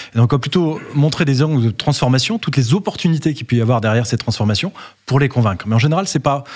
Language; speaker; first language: French; native; French